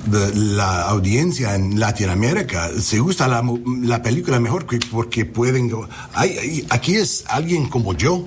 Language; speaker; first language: Spanish; non-native, learner; English